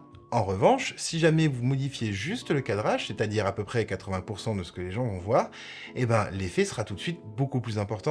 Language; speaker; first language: French; native; French